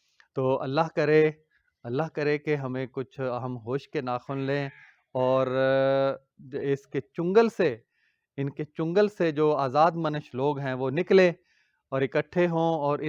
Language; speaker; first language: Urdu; non-native, local second language; Punjabi